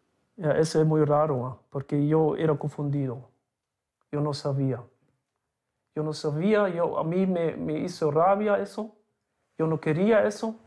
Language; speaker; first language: Spanish; non-native, local second language; German